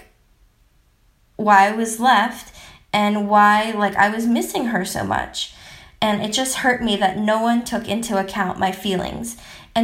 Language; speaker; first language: English; native; English